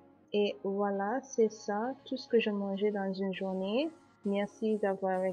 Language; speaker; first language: French; non-native, fluent; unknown